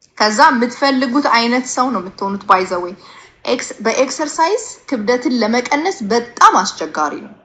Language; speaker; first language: Amharic; native; Amharic